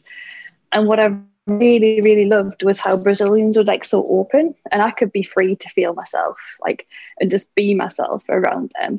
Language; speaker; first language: English; native; English